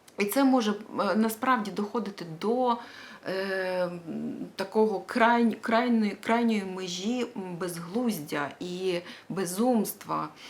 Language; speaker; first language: Ukrainian; non-native, local second language; Russian